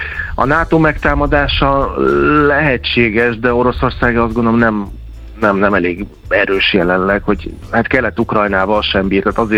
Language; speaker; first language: Hungarian; native; Hungarian